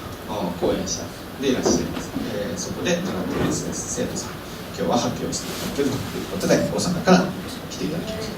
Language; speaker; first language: Japanese; native; Japanese